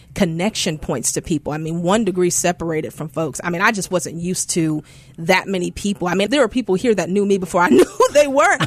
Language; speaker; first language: English; native; English